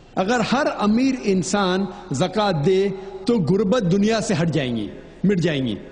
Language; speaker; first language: Urdu; non-native, local second language; Konkani